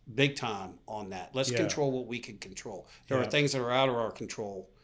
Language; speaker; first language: English; native; English